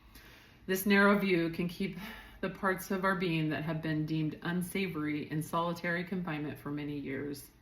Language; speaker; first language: English; native; English